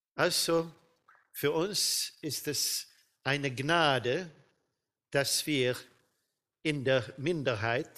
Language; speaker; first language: German; non-native, fluent; Swedish